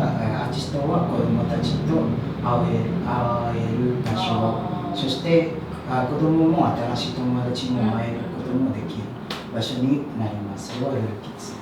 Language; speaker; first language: Japanese; non-native, fluent; Indonesian